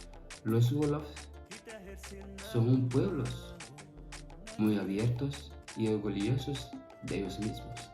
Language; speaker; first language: Spanish; non-native, fluent; Fula